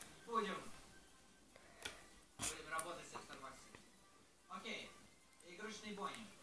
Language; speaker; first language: Russian; native; Russian